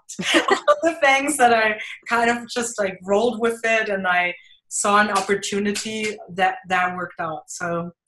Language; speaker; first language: English; non-native, fluent; German